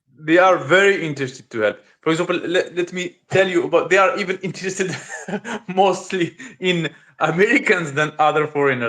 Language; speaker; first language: English; non-native, learner; Russian